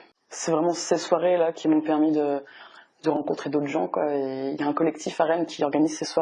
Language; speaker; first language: French; native; French